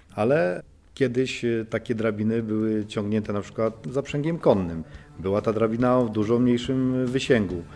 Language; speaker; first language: Polish; native; Polish